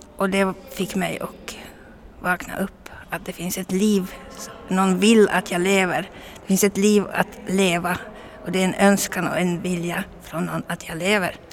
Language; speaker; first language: Swedish; native; Swedish